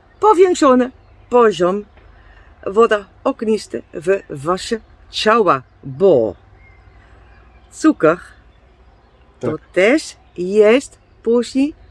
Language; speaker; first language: Polish; non-native, learner; Dutch